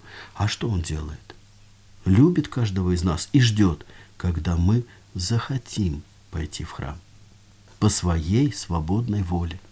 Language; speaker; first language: Russian; native; Russian